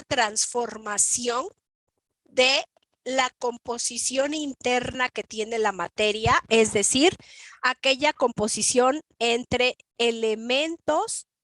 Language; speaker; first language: Spanish; native; Spanish